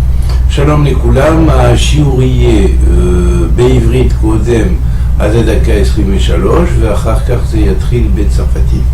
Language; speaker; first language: Hebrew; non-native, fluent; French